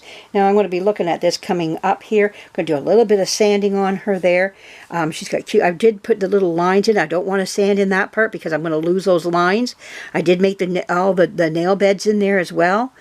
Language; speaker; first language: English; native; English